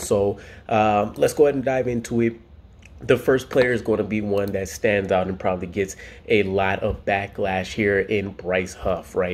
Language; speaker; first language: English; native; English